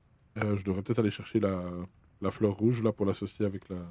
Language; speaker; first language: French; native; French